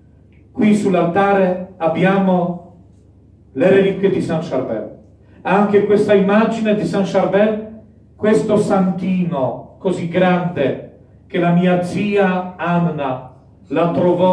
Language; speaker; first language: Italian; non-native, fluent; Polish